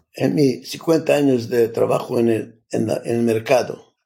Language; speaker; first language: Spanish; non-native, fluent; Macedonian